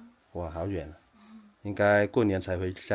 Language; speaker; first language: Chinese; non-native, learner; Vietnamese